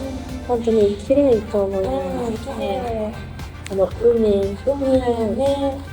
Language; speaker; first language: Japanese; non-native, learner; French